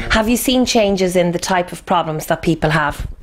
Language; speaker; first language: English; native; English